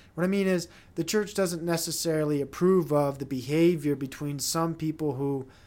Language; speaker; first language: English; native; English